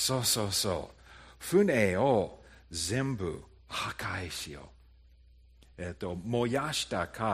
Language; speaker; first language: Japanese; non-native, fluent; English